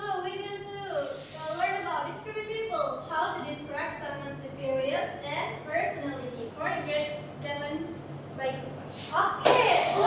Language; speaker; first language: English; non-native, learner; Indonesian